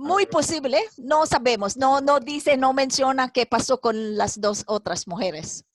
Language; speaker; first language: Spanish; non-native, fluent; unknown